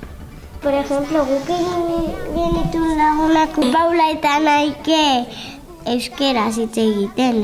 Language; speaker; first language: Basque; non-native, local second language; Spanish